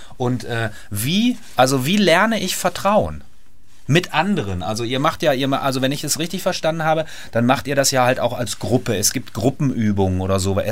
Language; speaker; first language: German; native; German